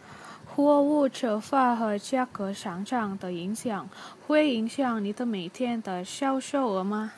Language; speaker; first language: Chinese; non-native, learner; Indonesian